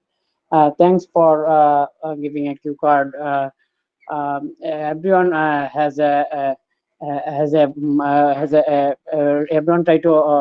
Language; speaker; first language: English; non-native, learner; Bangla